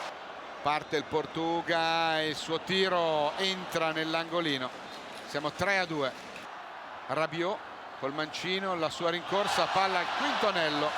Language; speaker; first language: Italian; native; Italian